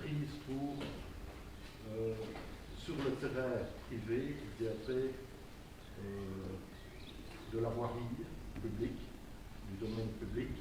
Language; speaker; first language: French; native; French